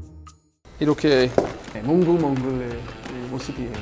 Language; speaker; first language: Korean; non-native, learner; English